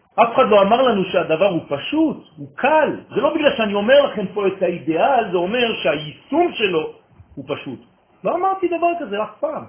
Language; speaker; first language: Hebrew; non-native, fluent; French